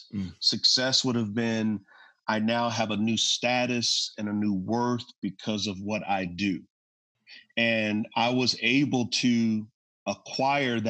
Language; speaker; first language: English; native; English